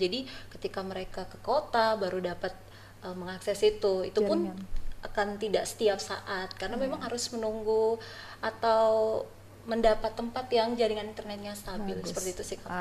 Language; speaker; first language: Indonesian; native; Indonesian